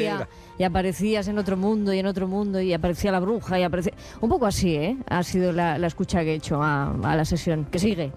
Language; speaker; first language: Spanish; native; Spanish